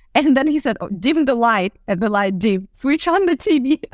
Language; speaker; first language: English; non-native, fluent; Russian